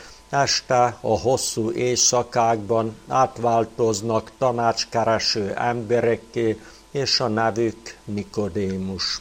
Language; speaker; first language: Hungarian; native; Hungarian